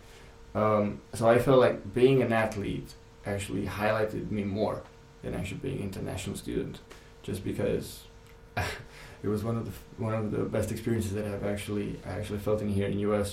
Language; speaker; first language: English; non-native, fluent; Romanian